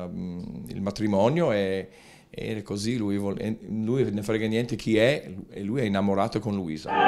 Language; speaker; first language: Italian; non-native, fluent; English